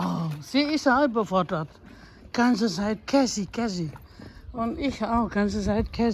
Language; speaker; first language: German; non-native, learner; Indonesian